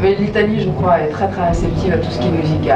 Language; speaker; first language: French; native; French